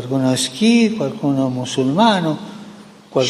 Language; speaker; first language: Italian; non-native, fluent; Spanish